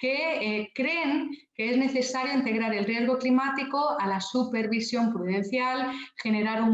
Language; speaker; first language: Spanish; native; Spanish